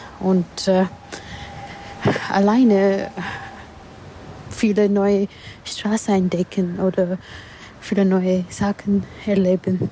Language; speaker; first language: German; non-native, learner; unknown